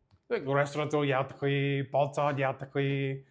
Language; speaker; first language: Mongolian; non-native, learner; English